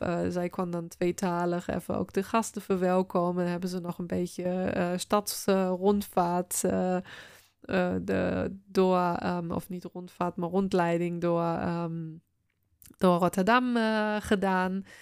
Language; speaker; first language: Dutch; non-native, fluent; German